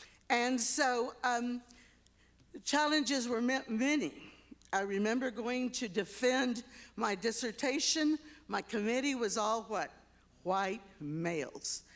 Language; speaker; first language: English; early bilingual, other home language; Spanish